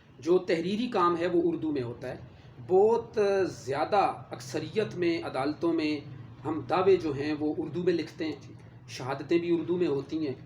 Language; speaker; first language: Urdu; non-native, local second language; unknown